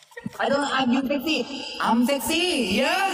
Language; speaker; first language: English; non-native, learner; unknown